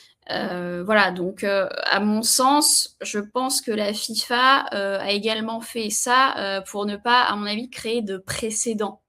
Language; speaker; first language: French; native; French